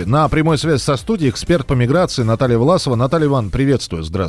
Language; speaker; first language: Russian; native; Russian